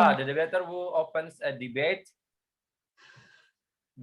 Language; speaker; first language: English; non-native, learner; Indonesian